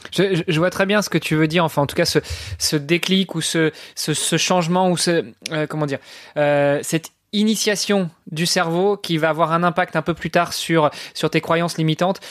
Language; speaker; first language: French; native; French